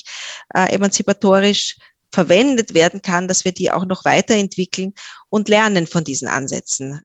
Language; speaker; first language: German; native; German